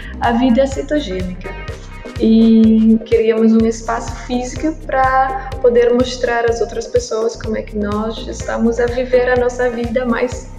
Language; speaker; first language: Portuguese; non-native, learner; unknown